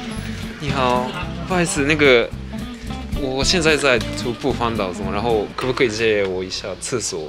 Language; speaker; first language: Chinese; early bilingual, heritage; Japanese